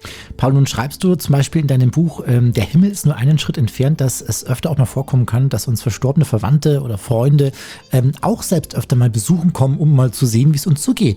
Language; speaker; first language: German; native; German